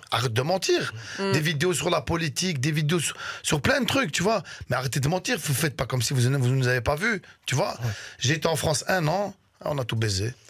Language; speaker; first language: French; early bilingual, other home language; Arabic